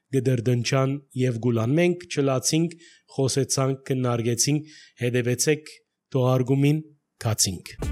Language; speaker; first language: Armenian; early bilingual, heritage; Armenian